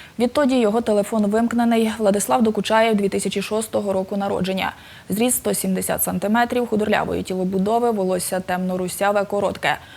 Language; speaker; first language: Ukrainian; native; Ukrainian